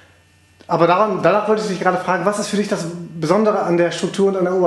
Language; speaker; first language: German; native; German